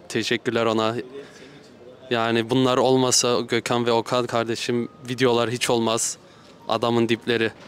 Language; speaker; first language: Turkish; early bilingual, heritage; Turkish